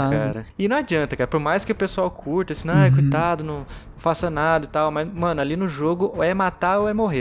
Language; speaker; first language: Portuguese; native; Portuguese